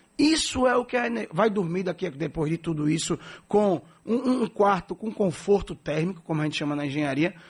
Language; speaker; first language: Portuguese; native; Portuguese